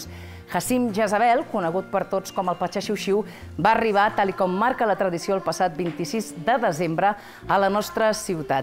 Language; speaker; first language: Catalan; native; Catalan